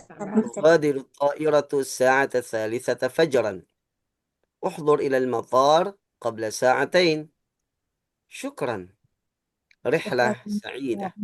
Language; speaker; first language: Arabic; non-native, fluent; Indonesian